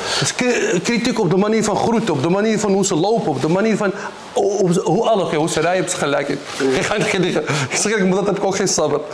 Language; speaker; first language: Dutch; early bilingual, other home language; Arabic